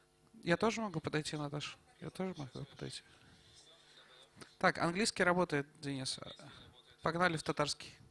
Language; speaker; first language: Russian; native; Russian